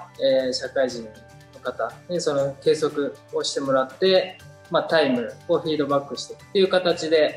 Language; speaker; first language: Japanese; native; Japanese